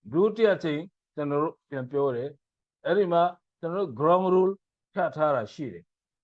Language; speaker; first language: Burmese; non-native, local second language; Mizo